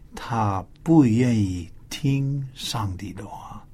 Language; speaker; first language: Chinese; non-native, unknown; English